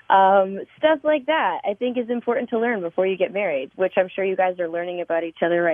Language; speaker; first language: English; native; English